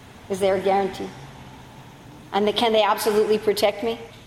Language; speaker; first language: English; native; English